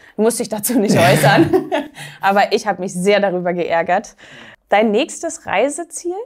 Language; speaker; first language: German; native; German